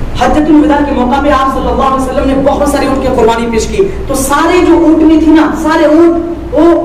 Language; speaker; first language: Urdu; native; Urdu